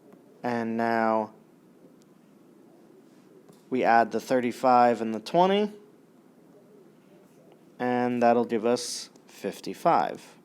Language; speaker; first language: English; native; English